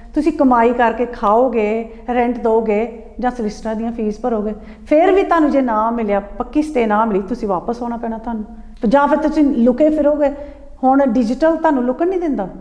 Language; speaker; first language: Punjabi; early bilingual, heritage; Punjabi